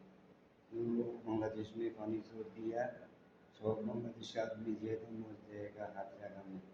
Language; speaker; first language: Hindi; non-native, learner; Bangla